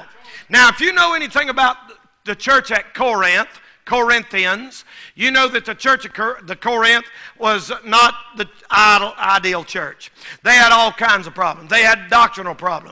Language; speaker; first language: English; native; English